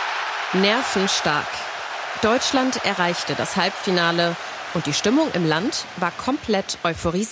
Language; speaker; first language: German; native; German